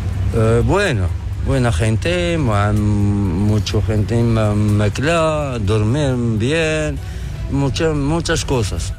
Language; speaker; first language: Spanish; non-native, learner; Arabic